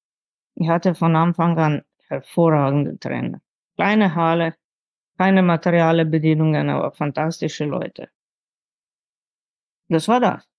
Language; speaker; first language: German; non-native, fluent; Slovenian